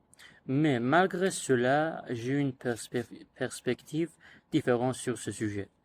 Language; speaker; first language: French; non-native, learner; Persian